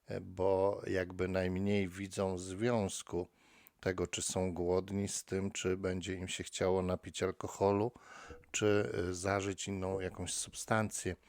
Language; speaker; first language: Polish; native; Polish